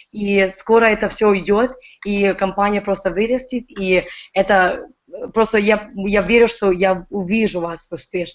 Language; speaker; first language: Russian; early bilingual, heritage; Russian